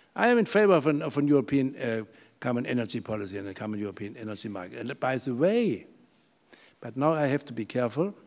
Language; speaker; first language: English; non-native, fluent; German